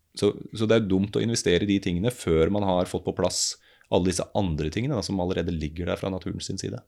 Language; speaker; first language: Norwegian; native; Norwegian